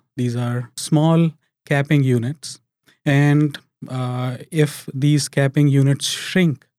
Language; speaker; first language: English; non-native, local second language; Hindi